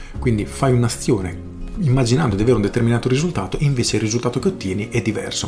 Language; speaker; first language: Italian; native; Italian